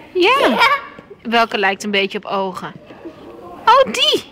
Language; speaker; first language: Dutch; native; Dutch